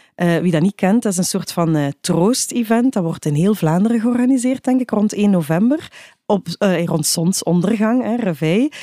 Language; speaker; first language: Dutch; native; Dutch